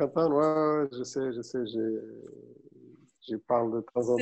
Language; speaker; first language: French; non-native, fluent; Portuguese